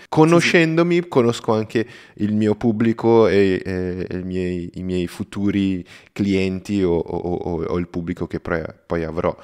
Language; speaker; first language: Italian; non-native, fluent; Portuguese